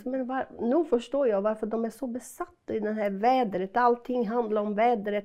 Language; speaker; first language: Swedish; non-native, fluent; Portuguese